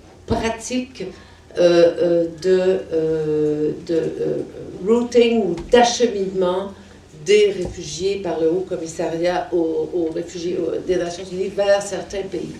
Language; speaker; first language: French; native; French